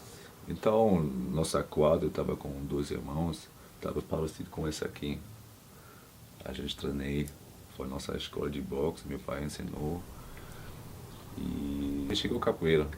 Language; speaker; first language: Portuguese; non-native, learner; German